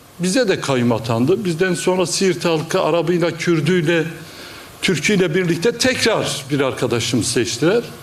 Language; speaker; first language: Turkish; non-native, local second language; Kurdish